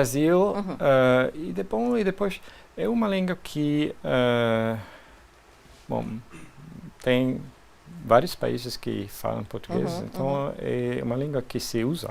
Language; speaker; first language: Portuguese; non-native, fluent; French